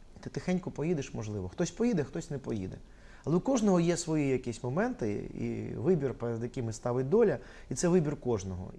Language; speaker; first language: Ukrainian; non-native, local second language; Russian